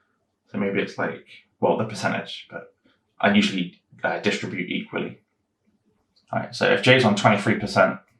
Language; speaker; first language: English; native; English